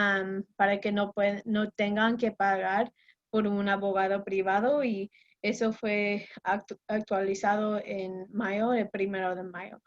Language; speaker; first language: Spanish; non-native, fluent; English